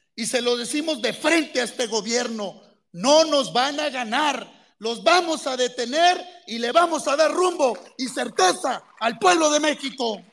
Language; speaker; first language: Spanish; native; Spanish